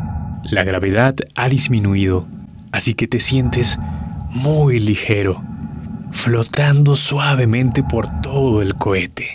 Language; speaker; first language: Spanish; native; Spanish